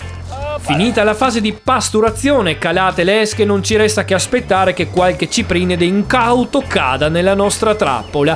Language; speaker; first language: Italian; native; Italian